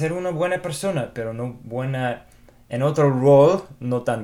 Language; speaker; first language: Spanish; non-native, fluent; English